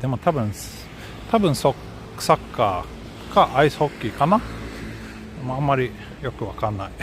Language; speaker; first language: Japanese; non-native, learner; Swedish